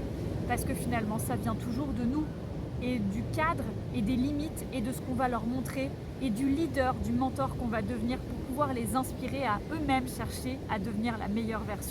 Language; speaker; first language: French; native; French